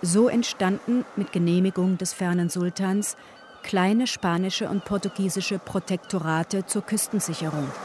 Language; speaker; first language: German; native; German